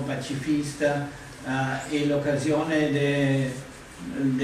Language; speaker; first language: Italian; non-native, fluent; German